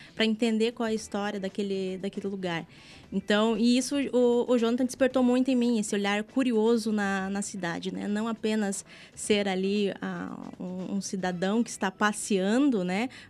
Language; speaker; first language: Portuguese; native; Portuguese